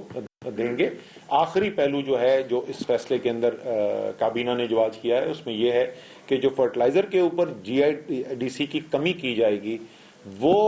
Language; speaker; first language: Urdu; native; Urdu